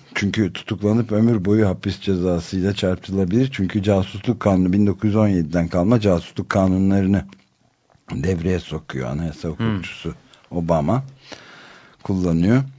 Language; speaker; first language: Turkish; native; Turkish